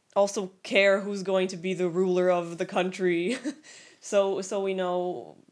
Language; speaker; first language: English; non-native, fluent; Polish